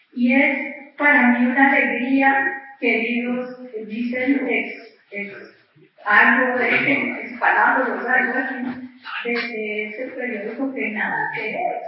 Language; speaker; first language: Spanish; native; Spanish